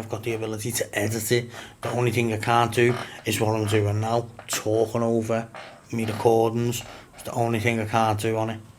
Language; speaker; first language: English; native; English